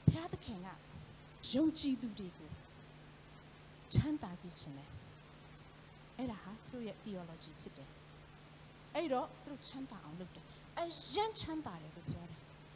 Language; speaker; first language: Burmese; non-native, local second language; Hakha Chin